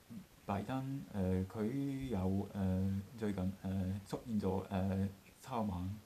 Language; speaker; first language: Chinese; non-native, learner; Japanese